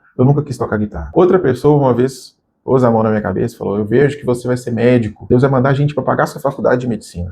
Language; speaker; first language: Portuguese; native; Portuguese